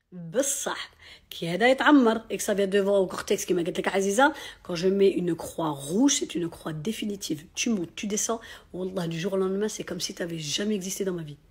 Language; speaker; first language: French; native; French